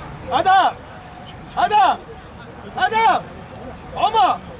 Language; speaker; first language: Arabic; native; Arabic